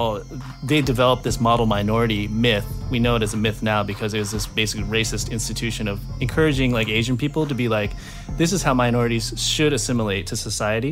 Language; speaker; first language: English; native; English